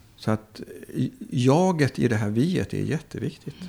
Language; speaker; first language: Swedish; native; Swedish